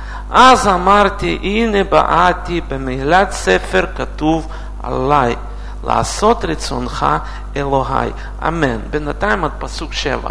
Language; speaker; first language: Hebrew; non-native, fluent; Russian